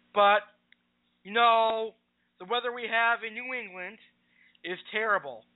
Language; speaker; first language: English; native; English